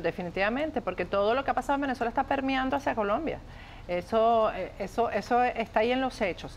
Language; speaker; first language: Spanish; native; Spanish